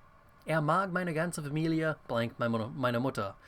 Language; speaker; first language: German; non-native, fluent; English